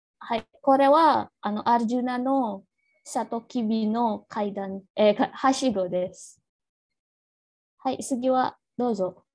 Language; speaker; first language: Japanese; non-native, learner; Indonesian